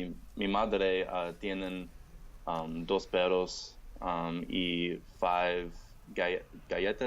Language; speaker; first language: Spanish; non-native, learner; English